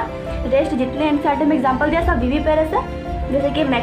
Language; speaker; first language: Hindi; native; Hindi